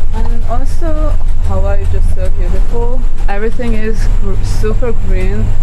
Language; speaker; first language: English; non-native, fluent; Hungarian